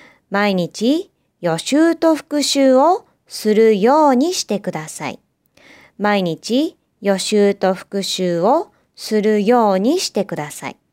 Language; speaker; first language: Japanese; native; Japanese